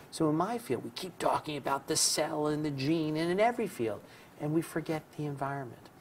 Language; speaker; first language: English; native; English